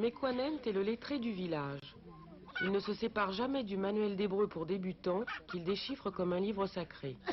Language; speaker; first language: French; native; French